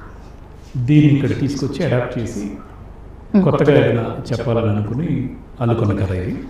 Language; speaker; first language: Telugu; native; Telugu